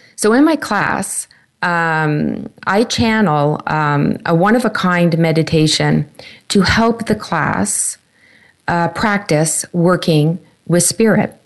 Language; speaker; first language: English; native; English